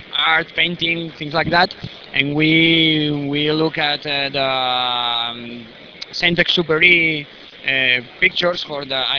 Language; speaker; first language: English; non-native, learner; Spanish